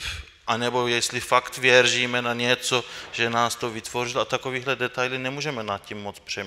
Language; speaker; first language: Czech; non-native, fluent; Turkish